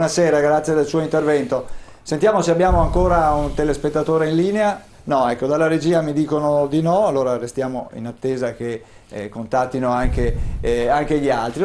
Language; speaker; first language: Italian; native; Italian